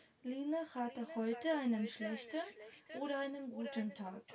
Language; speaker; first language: German; non-native, fluent; Macedonian